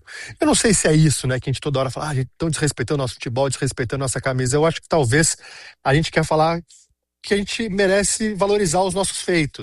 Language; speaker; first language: Portuguese; native; Portuguese